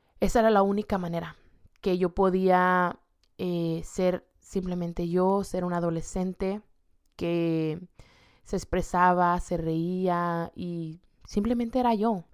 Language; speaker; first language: Spanish; native; Spanish